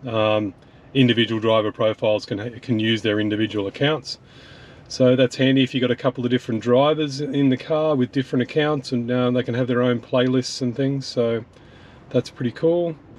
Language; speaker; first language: English; native; English